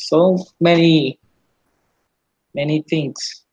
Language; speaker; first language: English; non-native, learner; Spanish